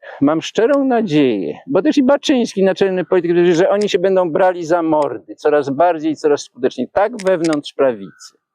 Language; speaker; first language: Polish; native; Polish